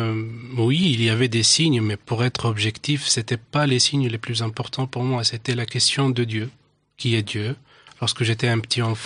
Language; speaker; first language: French; non-native, local second language; Arabic